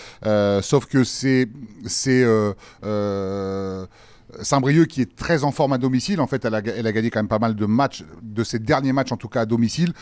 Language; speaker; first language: French; native; French